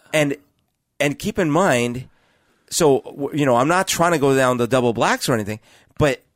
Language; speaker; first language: English; non-native, fluent; Spanish